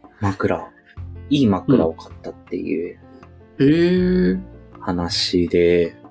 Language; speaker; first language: Japanese; native; Japanese